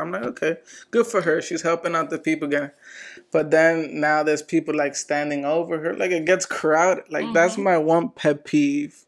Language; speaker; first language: English; early bilingual, other home language; Spanish